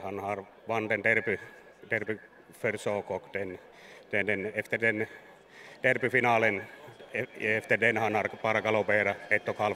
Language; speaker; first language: Swedish; non-native, learner; Finnish